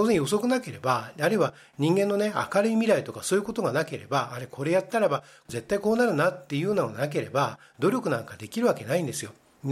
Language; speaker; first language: Japanese; native; Japanese